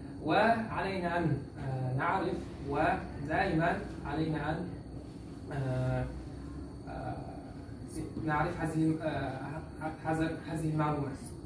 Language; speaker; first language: Arabic; non-native, learner; Uzbek